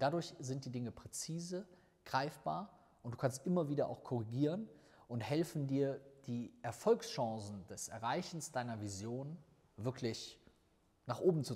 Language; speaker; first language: German; native; German